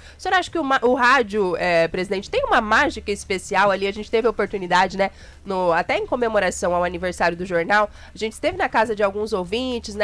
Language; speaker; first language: Portuguese; native; Portuguese